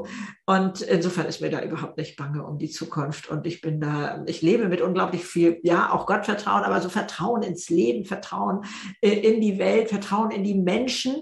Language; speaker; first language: German; native; German